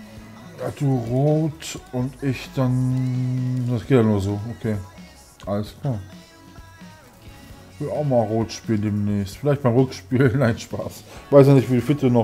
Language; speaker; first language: German; native; German